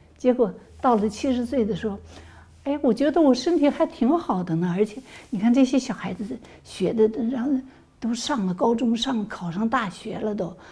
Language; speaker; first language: Chinese; native; Chinese